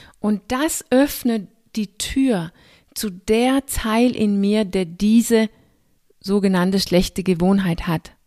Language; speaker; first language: German; non-native, fluent; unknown